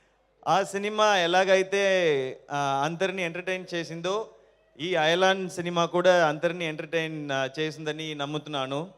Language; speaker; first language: Telugu; non-native, learner; Tamil